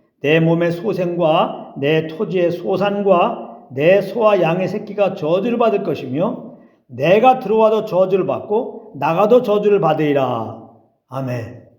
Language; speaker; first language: Korean; native; Korean